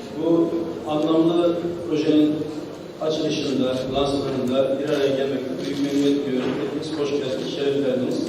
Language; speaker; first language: Turkish; early bilingual, heritage; Turkish